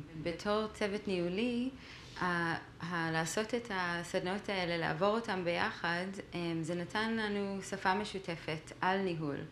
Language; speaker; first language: Hebrew; non-native, fluent; English